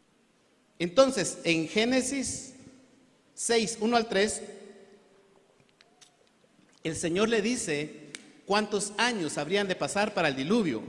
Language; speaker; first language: Spanish; native; Spanish